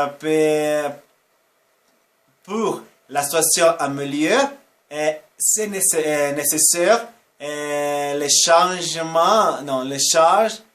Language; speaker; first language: French; non-native, fluent; Portuguese